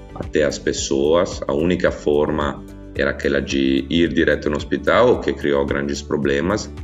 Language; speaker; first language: Portuguese; non-native, fluent; Italian